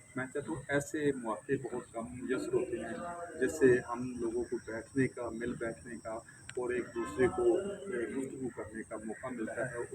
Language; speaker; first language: Urdu; non-native, local second language; Punjabi